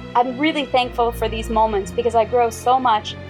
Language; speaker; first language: English; native; English